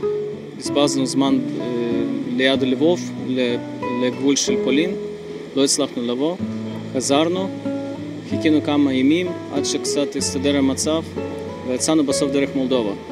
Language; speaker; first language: Hebrew; non-native, fluent; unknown